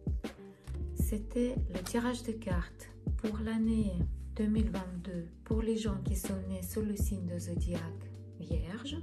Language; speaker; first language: French; non-native, fluent; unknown